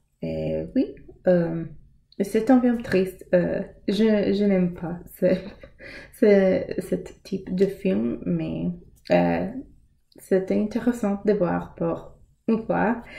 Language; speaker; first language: French; non-native, learner; English